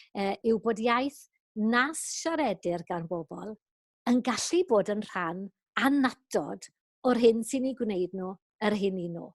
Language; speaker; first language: Welsh; native; Welsh